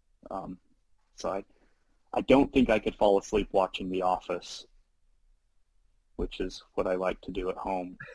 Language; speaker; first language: English; native; English